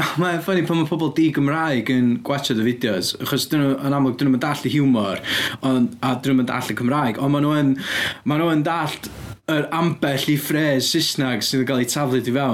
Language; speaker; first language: Welsh; native; Welsh